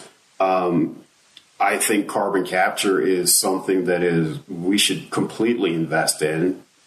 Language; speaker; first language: English; native; English